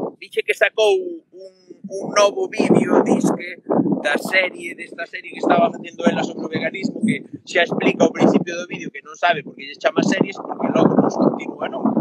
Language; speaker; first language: Galician; native; Galician